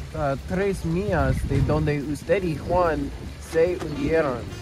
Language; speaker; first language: Spanish; non-native, learner; English